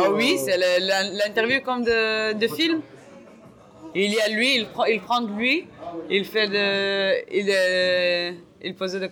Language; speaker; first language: French; non-native, learner; Hebrew